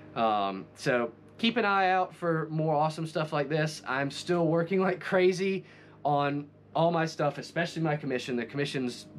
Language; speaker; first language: English; native; English